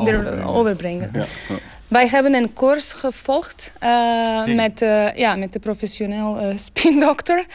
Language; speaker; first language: Dutch; non-native, learner; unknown